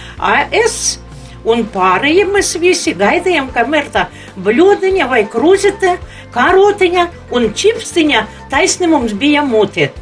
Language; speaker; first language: Latvian; non-native, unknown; Ukrainian